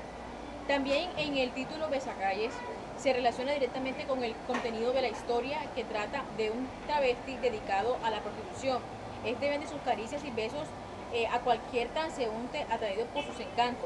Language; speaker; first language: Spanish; native; Spanish